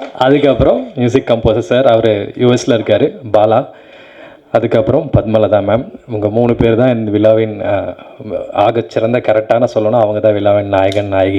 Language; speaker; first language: Tamil; native; Tamil